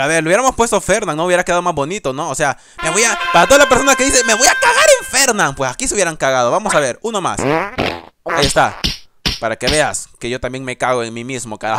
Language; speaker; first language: Spanish; native; Spanish